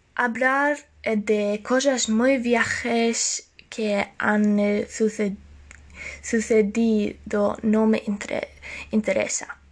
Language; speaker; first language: Spanish; non-native, learner; Norwegian